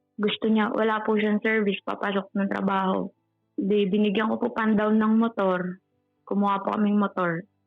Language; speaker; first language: Filipino; native; Filipino